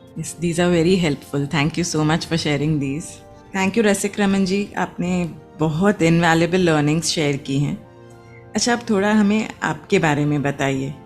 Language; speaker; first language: Hindi; native; Hindi